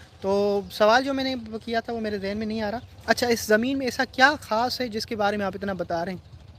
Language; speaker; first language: Urdu; non-native, local second language; Sindhi